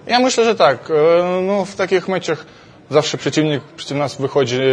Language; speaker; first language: Polish; non-native, fluent; Russian